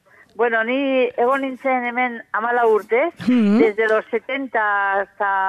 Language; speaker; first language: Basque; non-native, fluent; Catalan